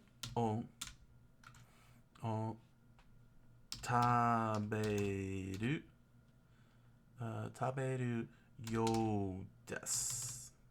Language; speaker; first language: Japanese; non-native, learner; English